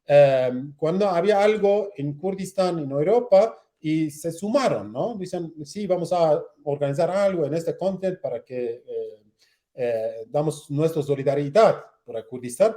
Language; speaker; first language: Spanish; non-native, learner; Kurdish